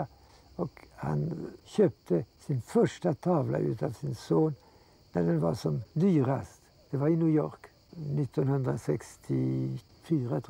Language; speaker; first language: Swedish; early bilingual, heritage; Swedish